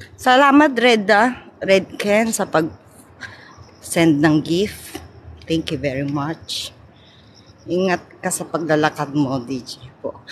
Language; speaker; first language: Filipino; non-native, local second language; Cebuano